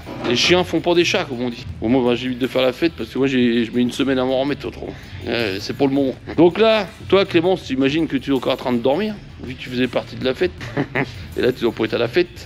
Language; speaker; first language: French; native; French